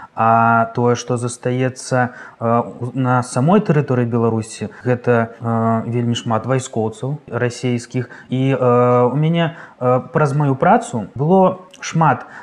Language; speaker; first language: Belarusian; native; Belarusian